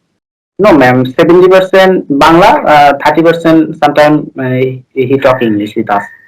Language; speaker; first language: English; non-native, learner; Bangla